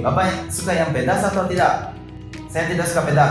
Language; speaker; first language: Indonesian; non-native, fluent; Japanese